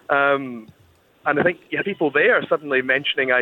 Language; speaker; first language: English; native; English